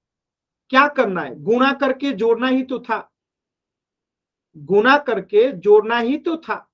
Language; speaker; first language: Hindi; native; Hindi